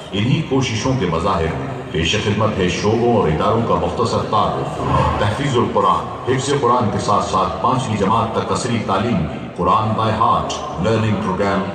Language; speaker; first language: Urdu; native; Urdu